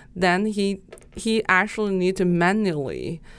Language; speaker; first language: English; non-native, fluent; Chinese